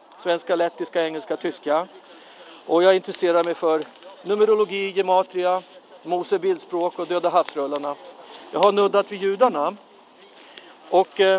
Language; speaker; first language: Swedish; early bilingual, other home language; Latvian